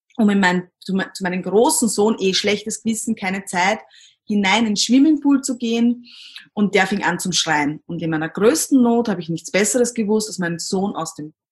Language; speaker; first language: German; native; German